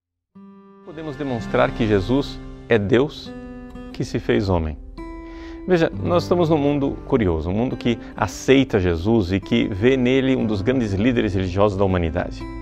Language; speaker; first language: Portuguese; native; Portuguese